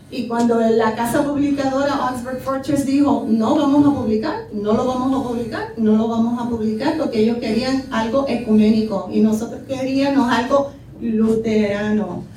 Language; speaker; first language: Spanish; early bilingual, heritage; Spanish